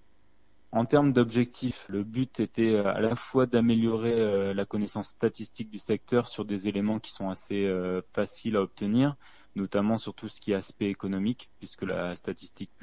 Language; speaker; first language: French; native; French